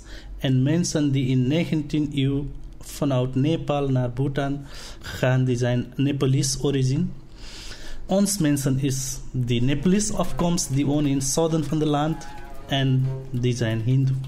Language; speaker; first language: Dutch; non-native, learner; Nepali